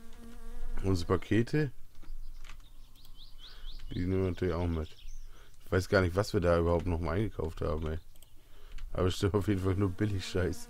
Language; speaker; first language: German; native; German